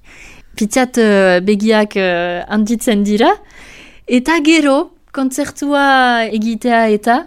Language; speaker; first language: Basque; non-native, local second language; French